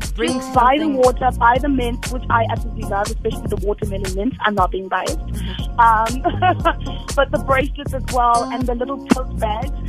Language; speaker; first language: English; non-native, local second language; Zulu